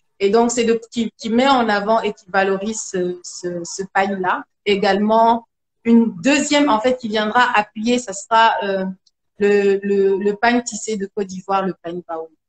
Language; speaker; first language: French; non-native, local second language; Mandingo